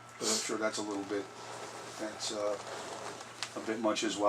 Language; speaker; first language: English; native; English